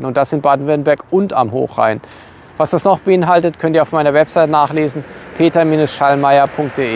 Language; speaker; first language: German; native; German